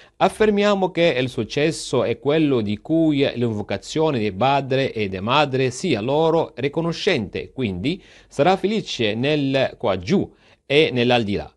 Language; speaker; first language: Italian; non-native, fluent; Arabic